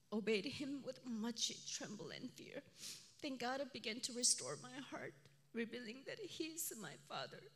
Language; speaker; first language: English; non-native, fluent; Korean